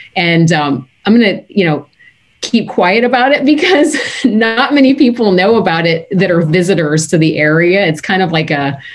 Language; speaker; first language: English; native; English